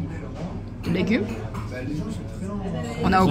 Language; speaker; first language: French; non-native, learner; Korean